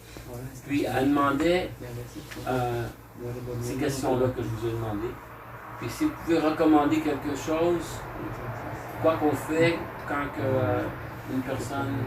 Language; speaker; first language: French; native; French